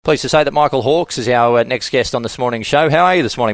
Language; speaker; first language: English; native; English